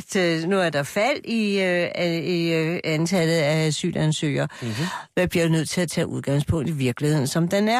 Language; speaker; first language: Danish; native; Danish